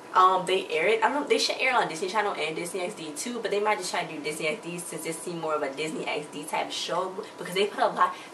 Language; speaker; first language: English; native; English